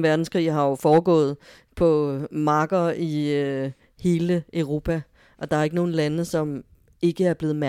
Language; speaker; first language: Danish; native; Danish